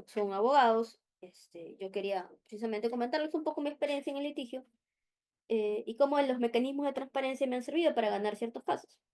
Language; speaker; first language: Spanish; native; Spanish